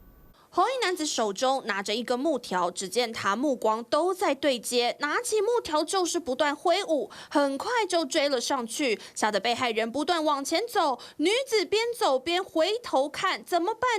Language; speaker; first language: Chinese; native; Chinese